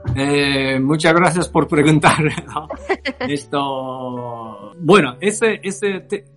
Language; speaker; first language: Spanish; non-native, fluent; Japanese